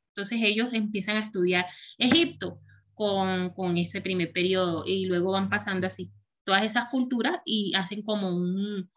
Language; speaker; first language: Spanish; native; Spanish